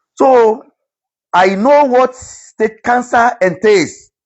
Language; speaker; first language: English; non-native, local second language; Yoruba